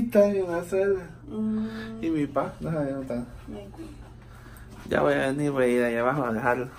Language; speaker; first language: Spanish; native; Spanish